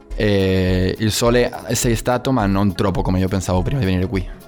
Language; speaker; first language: Italian; non-native, learner; Spanish